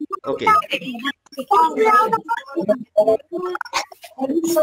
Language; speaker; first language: English; non-native, learner; Marathi